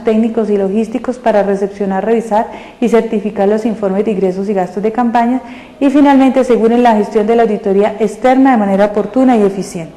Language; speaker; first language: Spanish; native; Spanish